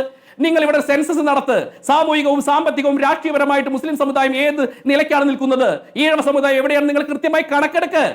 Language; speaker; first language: Malayalam; native; Malayalam